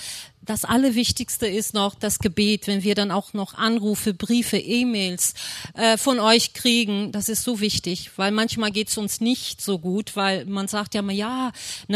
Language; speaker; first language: German; early bilingual, other home language; Portuguese